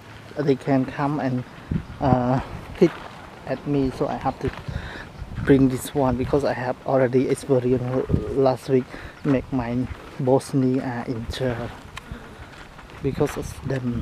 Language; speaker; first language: English; non-native, learner; Khmer